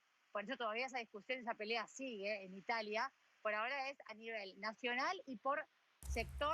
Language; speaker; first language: Spanish; native; Spanish